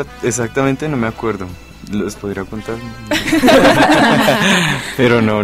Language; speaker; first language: Spanish; native; Spanish